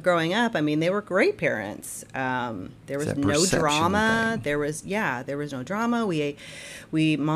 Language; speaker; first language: English; native; English